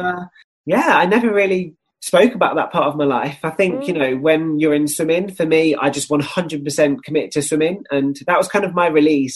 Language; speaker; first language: English; native; English